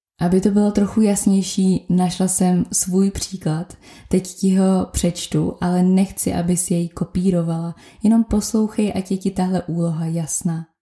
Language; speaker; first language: Czech; native; Czech